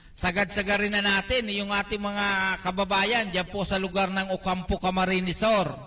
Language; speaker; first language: Filipino; non-native, local second language; Bikol